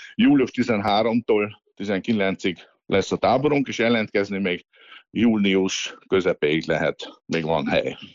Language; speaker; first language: Hungarian; native; Hungarian